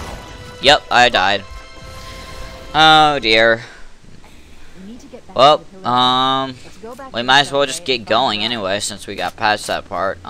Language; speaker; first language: English; native; English